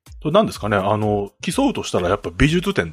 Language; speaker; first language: Japanese; native; Japanese